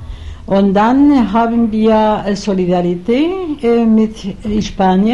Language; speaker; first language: German; non-native, fluent; Spanish